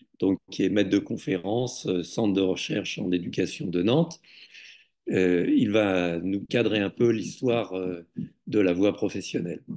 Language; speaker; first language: French; native; French